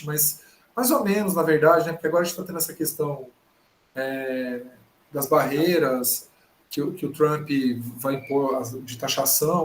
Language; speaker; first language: Portuguese; native; Portuguese